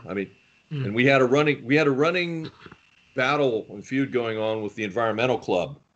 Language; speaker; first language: English; native; English